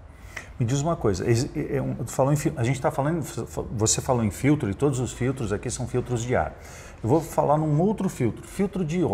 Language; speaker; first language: Portuguese; native; Portuguese